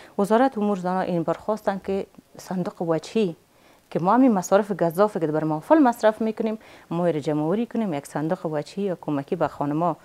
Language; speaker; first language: Persian; native; Persian